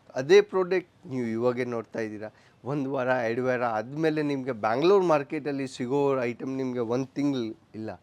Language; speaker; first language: Kannada; non-native, local second language; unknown